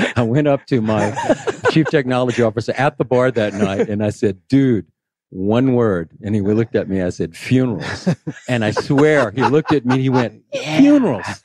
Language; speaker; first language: English; native; English